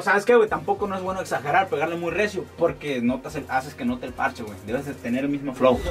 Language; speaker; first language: Spanish; native; Spanish